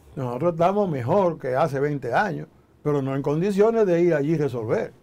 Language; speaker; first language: Spanish; native; Spanish